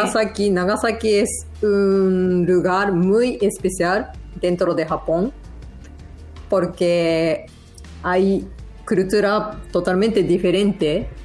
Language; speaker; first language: Spanish; non-native, learner; Japanese